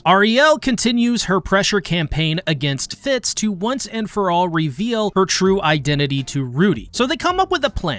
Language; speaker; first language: English; native; English